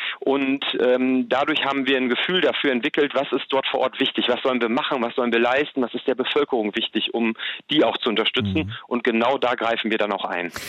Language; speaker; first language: German; native; German